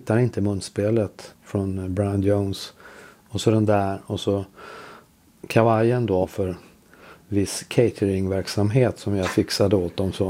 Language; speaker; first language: Swedish; native; Swedish